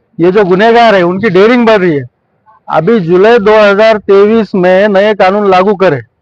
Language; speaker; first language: Hindi; non-native, local second language; Marathi